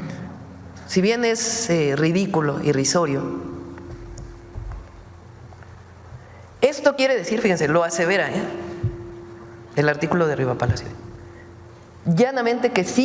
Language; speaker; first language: Spanish; native; Spanish